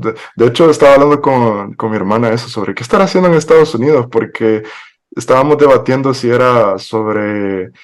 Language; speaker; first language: Spanish; native; Spanish